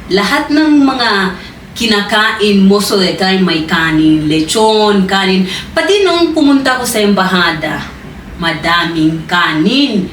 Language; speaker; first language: Filipino; non-native, fluent; Swahili